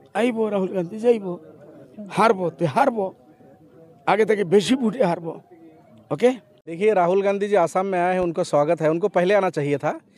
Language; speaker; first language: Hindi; non-native, local second language; Bangla